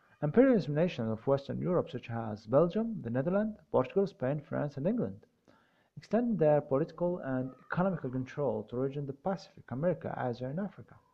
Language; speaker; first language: English; non-native, fluent; Arabic